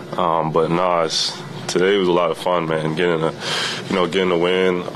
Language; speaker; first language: English; native; English